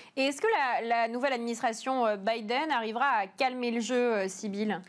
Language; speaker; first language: French; native; French